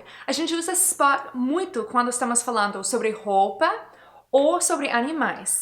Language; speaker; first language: Portuguese; non-native, fluent; English